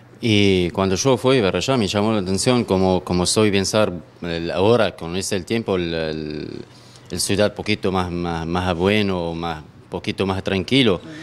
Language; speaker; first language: Spanish; non-native, learner; Arabic